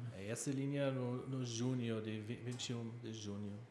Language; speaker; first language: Portuguese; non-native, learner; German